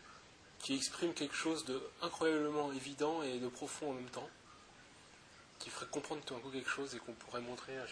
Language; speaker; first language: French; native; French